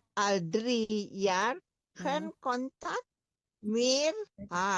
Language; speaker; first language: Dutch; non-native, learner; Indonesian